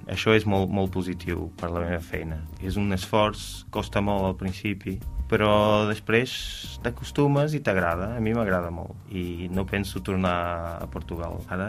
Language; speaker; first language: Catalan; non-native, fluent; Portuguese